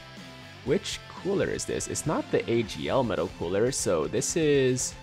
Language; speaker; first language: English; native; English